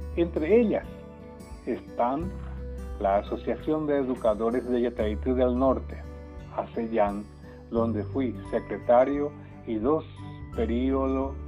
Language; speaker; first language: Spanish; non-native, local second language; Guarani